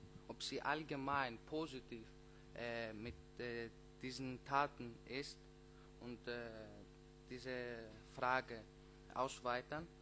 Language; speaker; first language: German; non-native, learner; Greek